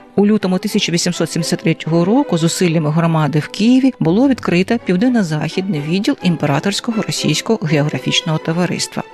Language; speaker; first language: Ukrainian; native; Ukrainian